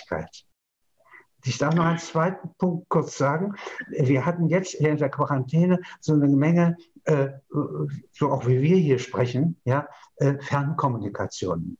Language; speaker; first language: German; native; German